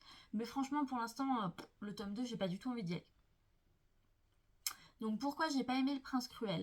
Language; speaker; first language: French; native; French